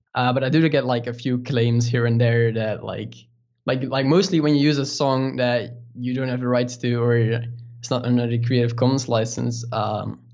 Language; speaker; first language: English; non-native, fluent; Dutch